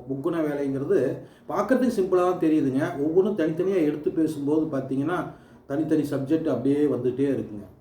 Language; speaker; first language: Tamil; native; Tamil